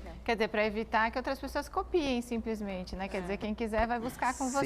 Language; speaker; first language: Portuguese; native; Portuguese